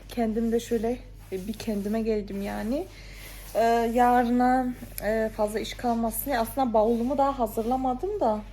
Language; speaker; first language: Turkish; early bilingual, heritage; Turkish